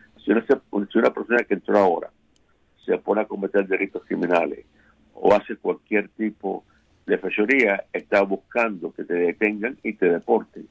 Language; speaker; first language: Spanish; native; Spanish